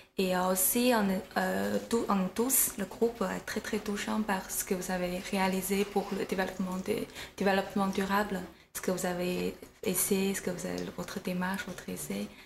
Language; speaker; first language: French; non-native, fluent; Chinese